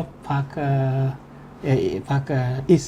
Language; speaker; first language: Thai; non-native, learner; Mongolian